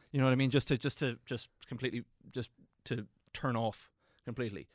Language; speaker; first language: English; native; English